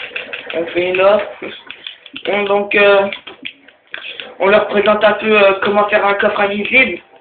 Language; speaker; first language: French; native; French